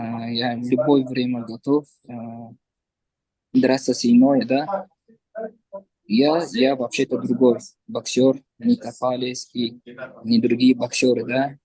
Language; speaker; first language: Russian; non-native, learner; Uzbek